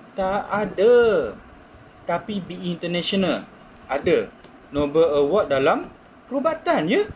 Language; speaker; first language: Malay; non-native, local second language; Chinese